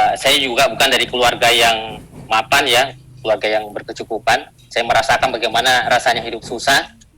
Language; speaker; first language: Indonesian; non-native, local second language; Buginese